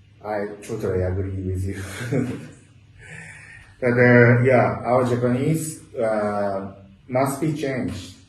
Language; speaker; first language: English; non-native, learner; Japanese